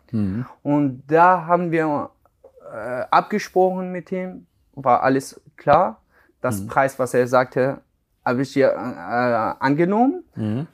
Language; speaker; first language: German; non-native, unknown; Persian